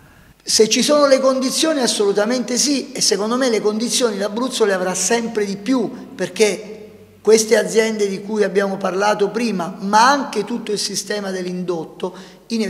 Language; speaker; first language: Italian; native; Italian